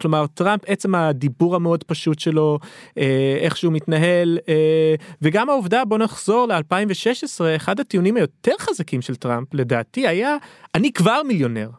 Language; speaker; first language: Hebrew; non-native, fluent; English